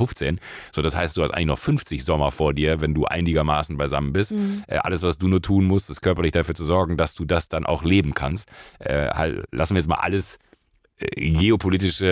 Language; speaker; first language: German; native; German